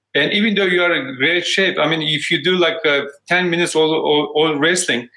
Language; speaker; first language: English; non-native, fluent; Turkish